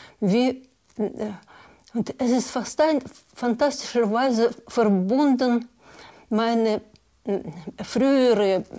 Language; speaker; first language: German; non-native, learner; Russian